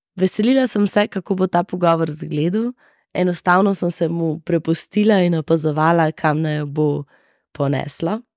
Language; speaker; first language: Slovenian; native; Slovenian